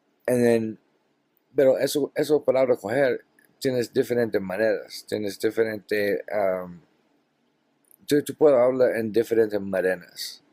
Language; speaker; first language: Spanish; non-native, learner; English